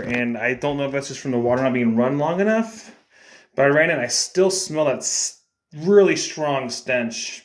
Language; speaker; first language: English; native; English